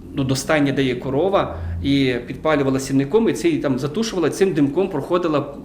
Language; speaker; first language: Ukrainian; native; Ukrainian